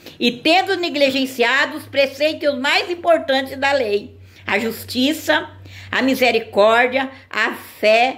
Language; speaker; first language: Portuguese; native; Portuguese